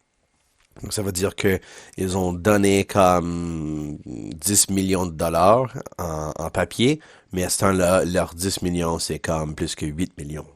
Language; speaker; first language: French; non-native, local second language; English